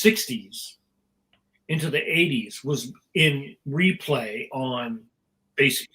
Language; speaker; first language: English; native; English